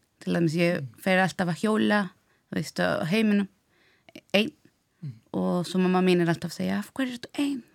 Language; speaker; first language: Icelandic; non-native, learner; Spanish